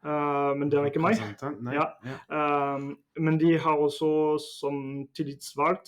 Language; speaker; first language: Norwegian; non-native, fluent; French